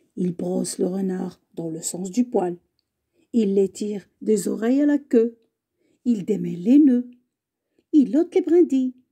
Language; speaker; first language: French; native; French